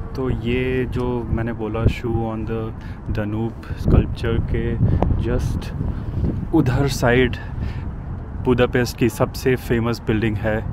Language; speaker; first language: Hindi; native; Hindi